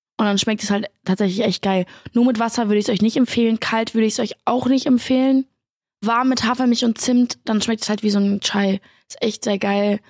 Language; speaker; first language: German; native; German